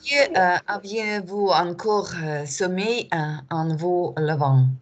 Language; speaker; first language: French; non-native, learner; Russian